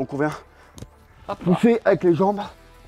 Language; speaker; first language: French; native; French